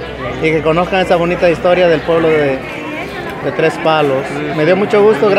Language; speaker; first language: Spanish; native; Spanish